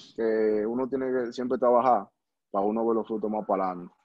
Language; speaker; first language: Spanish; native; Spanish